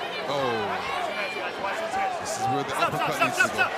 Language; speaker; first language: English; native; English